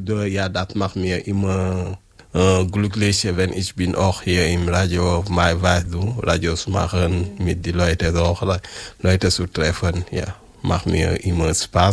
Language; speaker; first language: German; non-native, learner; French